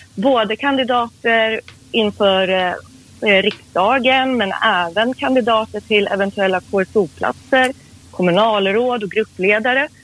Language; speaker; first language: Swedish; early bilingual, other home language; Persian